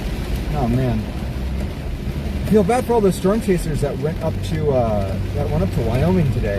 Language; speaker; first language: English; native; English